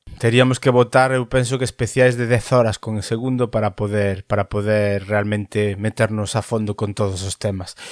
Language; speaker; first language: Galician; native; Galician